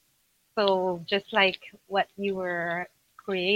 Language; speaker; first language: English; non-native, local second language; Filipino